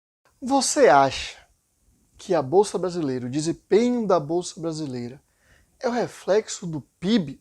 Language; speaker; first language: Portuguese; native; Portuguese